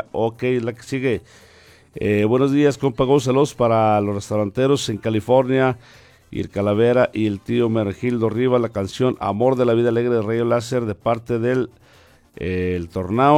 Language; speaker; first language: Spanish; native; Spanish